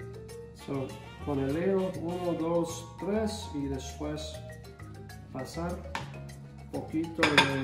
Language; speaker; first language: Spanish; non-native, fluent; English